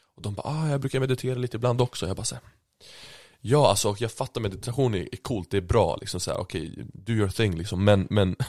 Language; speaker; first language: Swedish; native; Swedish